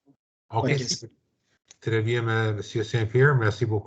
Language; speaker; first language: French; non-native, learner; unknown